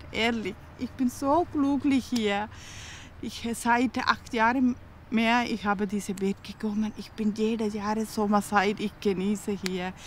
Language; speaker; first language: German; non-native, learner; Tamil